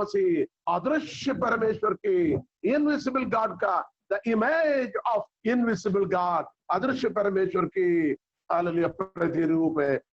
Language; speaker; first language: Hindi; non-native, local second language; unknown